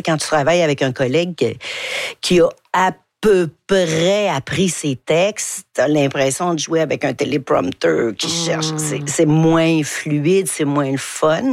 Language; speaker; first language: French; native; French